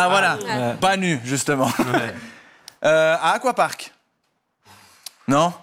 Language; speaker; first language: French; native; French